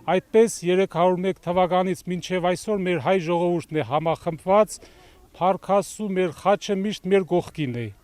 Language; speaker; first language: Armenian; native; Armenian